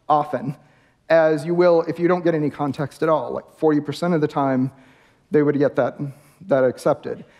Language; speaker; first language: English; native; English